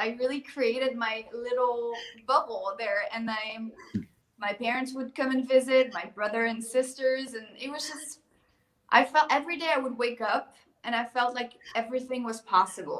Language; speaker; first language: English; non-native, fluent; French